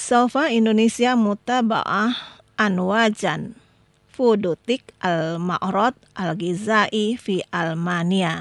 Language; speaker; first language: Arabic; non-native, fluent; Indonesian